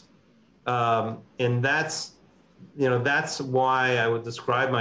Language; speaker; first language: English; native; English